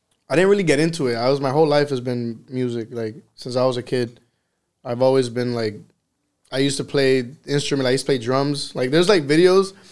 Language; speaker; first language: English; early bilingual, other home language; Spanish